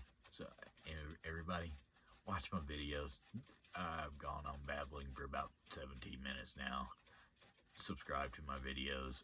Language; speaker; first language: English; native; English